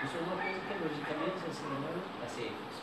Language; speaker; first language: Portuguese; non-native, learner; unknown